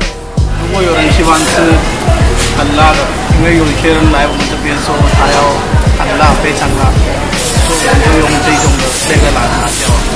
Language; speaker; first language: Chinese; non-native, fluent; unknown